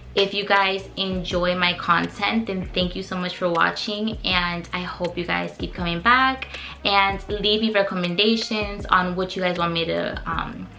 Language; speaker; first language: English; early bilingual, other home language; Spanish